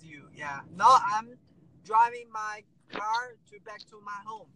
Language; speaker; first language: English; non-native, learner; Chinese